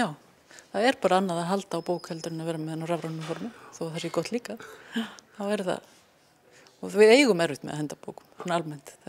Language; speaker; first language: Icelandic; native; Icelandic